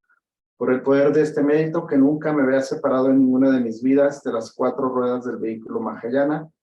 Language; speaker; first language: Spanish; native; Spanish